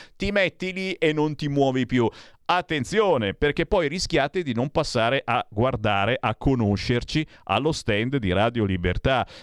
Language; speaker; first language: Italian; native; Italian